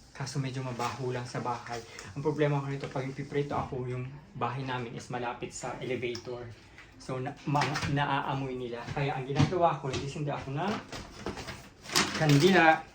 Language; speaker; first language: Filipino; non-native, local second language; Bikol